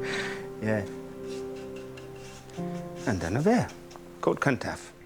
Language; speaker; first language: Welsh; non-native, local second language; English